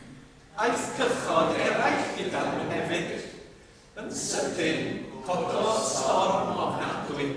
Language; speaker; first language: Welsh; native; Welsh